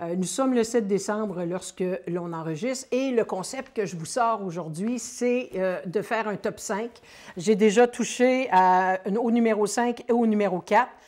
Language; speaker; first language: French; native; French